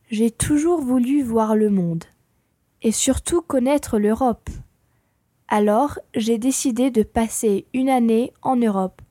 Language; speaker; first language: French; non-native, learner; English